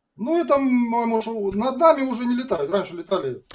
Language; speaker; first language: Russian; native; Russian